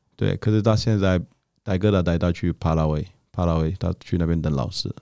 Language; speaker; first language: Chinese; non-native, fluent; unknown